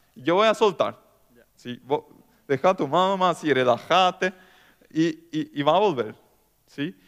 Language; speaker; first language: Spanish; non-native, local second language; German